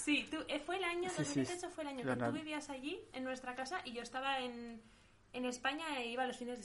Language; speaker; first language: Spanish; native; Spanish